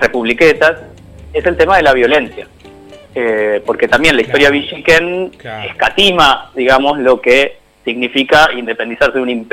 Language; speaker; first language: Spanish; native; Spanish